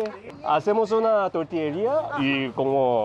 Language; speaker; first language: Spanish; non-native, learner; Korean